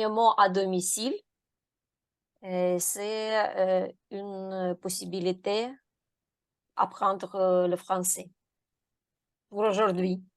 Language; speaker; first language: French; non-native, learner; Ukrainian